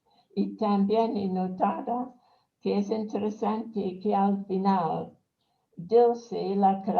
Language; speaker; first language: Spanish; non-native, fluent; English